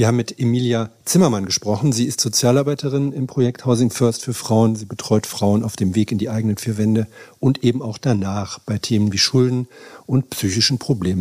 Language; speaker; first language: German; native; German